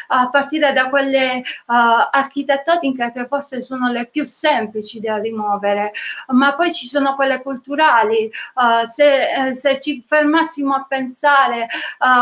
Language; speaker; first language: Italian; native; Italian